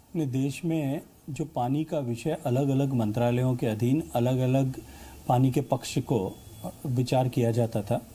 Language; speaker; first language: Hindi; native; Hindi